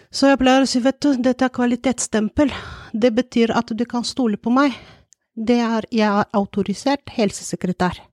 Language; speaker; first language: Norwegian; non-native, fluent; Bulgarian